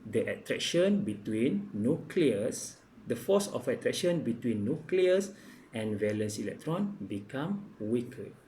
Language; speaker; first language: English; non-native, local second language; Malay